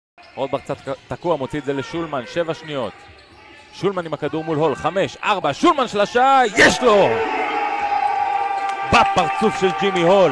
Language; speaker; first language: Hebrew; native; Hebrew